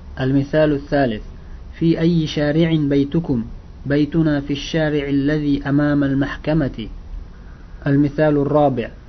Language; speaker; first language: Arabic; non-native, fluent; Uzbek